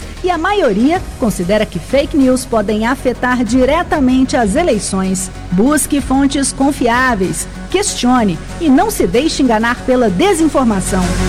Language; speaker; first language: Portuguese; native; Portuguese